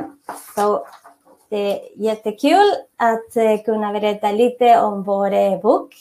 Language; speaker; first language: Swedish; non-native, fluent; Spanish